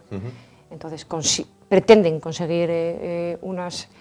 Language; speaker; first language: Spanish; native; Spanish